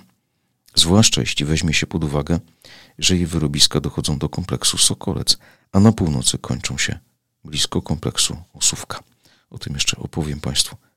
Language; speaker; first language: Polish; native; Polish